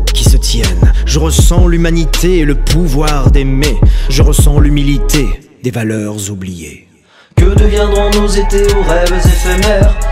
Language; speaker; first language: French; native; French